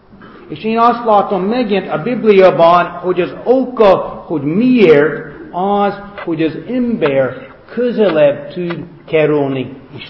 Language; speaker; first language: Hungarian; non-native, fluent; English